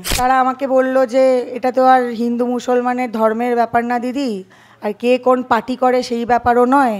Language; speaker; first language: Bangla; native; Bangla